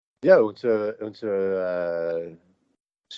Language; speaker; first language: German; non-native, learner; English